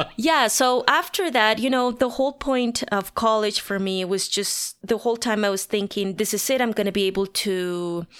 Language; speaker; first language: English; non-native, fluent; Spanish